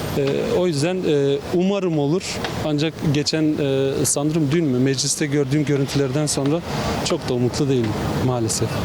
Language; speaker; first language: Turkish; non-native, local second language; Kurdish